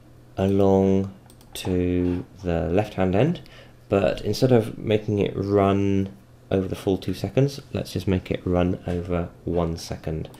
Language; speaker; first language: English; native; English